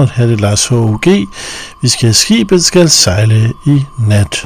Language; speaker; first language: Danish; native; Danish